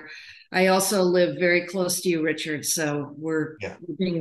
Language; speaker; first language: English; native; English